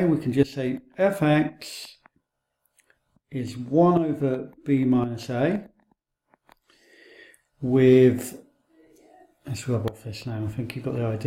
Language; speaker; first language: English; native; English